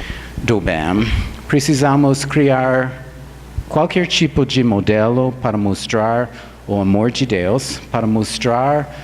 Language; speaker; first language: Portuguese; non-native, fluent; English